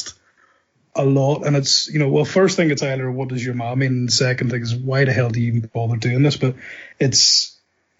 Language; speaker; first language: English; native; English